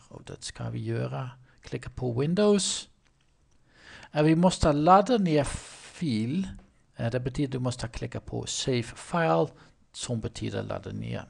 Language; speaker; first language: Swedish; non-native, learner; Dutch